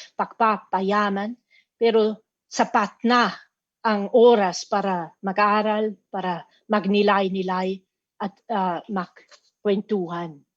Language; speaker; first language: Filipino; non-native, fluent; German